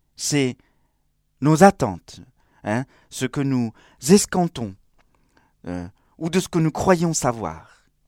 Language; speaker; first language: French; non-native, fluent; Spanish